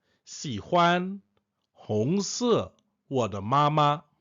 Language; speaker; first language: Chinese; non-native, fluent; English